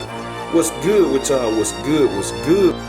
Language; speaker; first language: English; native; English